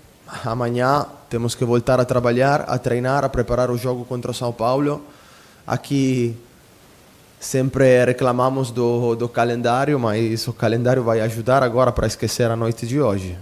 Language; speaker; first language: Portuguese; non-native, fluent; Italian